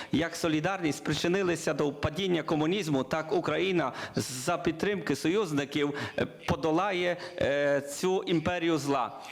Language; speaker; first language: Ukrainian; non-native, learner; Polish